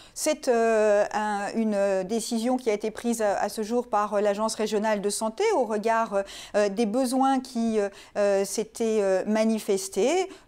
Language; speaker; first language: French; native; French